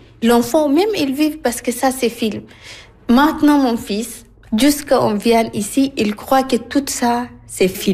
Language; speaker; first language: French; non-native, learner; Arabic